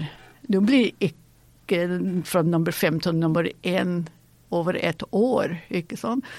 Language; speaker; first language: Norwegian; non-native, fluent; English